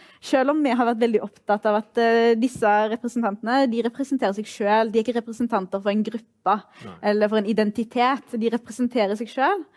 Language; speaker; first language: Norwegian; early bilingual, other home language; Arabic